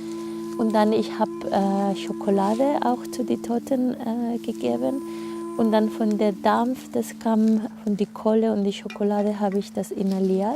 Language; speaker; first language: German; non-native, learner; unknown